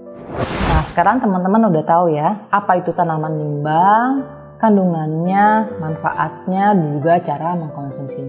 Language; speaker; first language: Indonesian; native; Indonesian